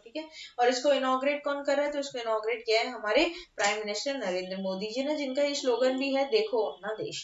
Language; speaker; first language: Hindi; native; Hindi